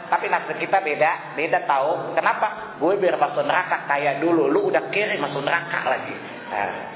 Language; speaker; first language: Indonesian; non-native, local second language; Sundanese